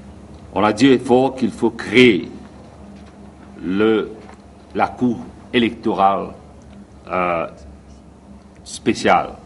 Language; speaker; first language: French; non-native, local second language; Morisyen